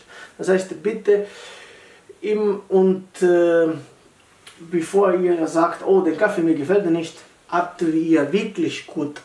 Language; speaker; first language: German; non-native, learner; Italian